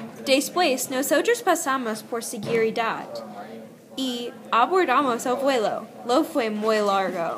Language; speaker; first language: Spanish; non-native, learner; English